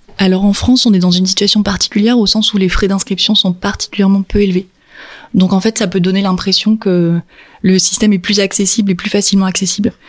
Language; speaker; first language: French; native; French